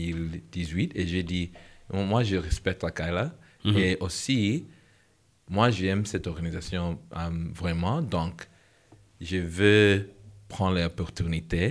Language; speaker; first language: French; non-native, learner; English